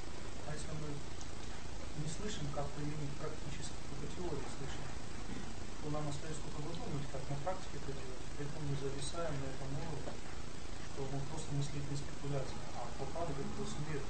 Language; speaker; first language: Russian; native; Russian